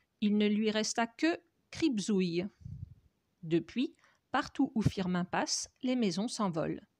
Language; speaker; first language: French; native; French